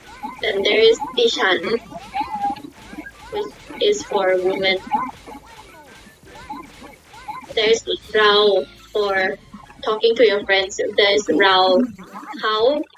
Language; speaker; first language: English; non-native, fluent; Thai